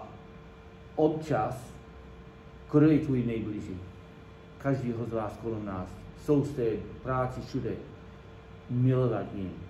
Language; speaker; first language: Czech; non-native, learner; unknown